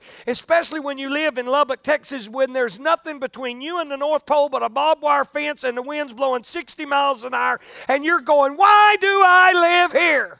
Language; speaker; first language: English; native; English